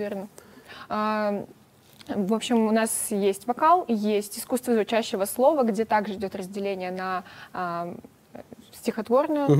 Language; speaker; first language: Russian; native; Russian